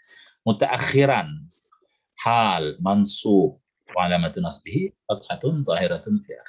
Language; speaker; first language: Arabic; non-native, fluent; Indonesian